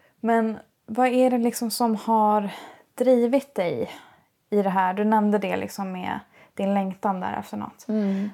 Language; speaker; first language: Swedish; native; Swedish